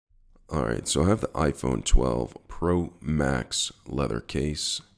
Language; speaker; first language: English; native; English